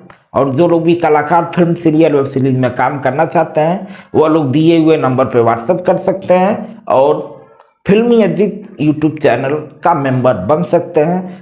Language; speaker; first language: Hindi; native; Hindi